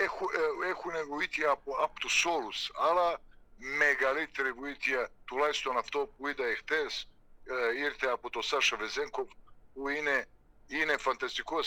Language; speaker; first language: Greek; non-native, fluent; Serbian